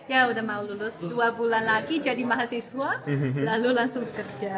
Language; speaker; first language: Indonesian; non-native, fluent; Chinese